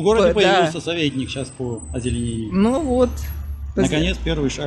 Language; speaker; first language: Russian; native; Russian